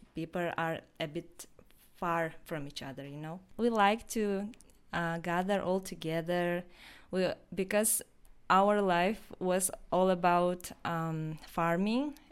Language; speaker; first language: English; non-native, fluent; Yakut